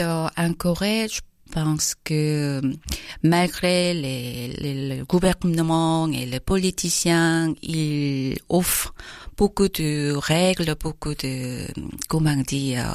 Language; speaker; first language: French; non-native, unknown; Korean